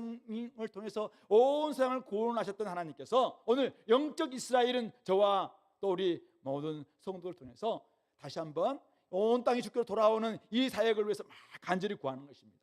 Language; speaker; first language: Korean; native; Korean